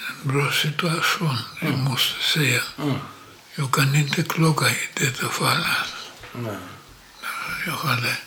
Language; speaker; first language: Swedish; non-native, learner; Polish